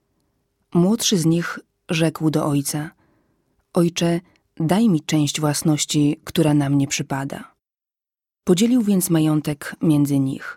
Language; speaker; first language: Polish; native; Polish